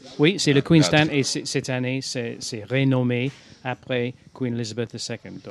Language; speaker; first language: French; non-native, fluent; English